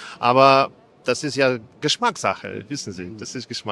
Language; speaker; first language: German; non-native, fluent; Russian